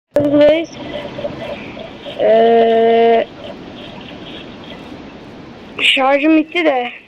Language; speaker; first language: Turkish; native; Turkish